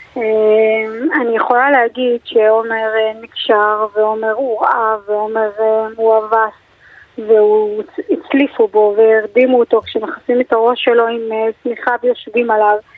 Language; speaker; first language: Hebrew; native; Hebrew